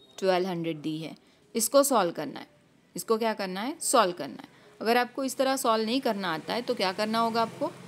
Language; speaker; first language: Hindi; non-native, local second language; Marathi